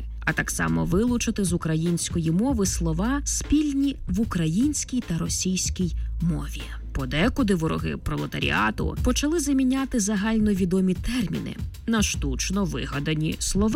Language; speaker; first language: Ukrainian; native; Ukrainian